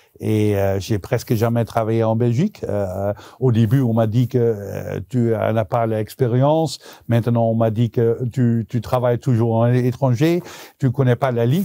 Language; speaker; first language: French; non-native, local second language; Dutch